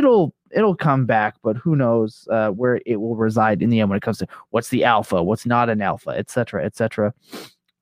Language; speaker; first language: English; native; English